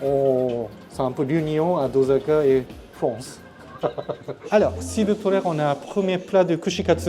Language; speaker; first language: French; non-native, learner; Japanese